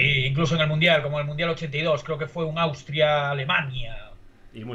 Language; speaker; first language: Spanish; native; Spanish